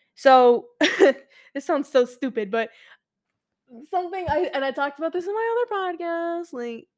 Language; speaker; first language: English; early bilingual, other home language; Arabic